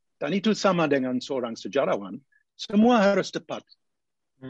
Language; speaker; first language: Indonesian; non-native, fluent; English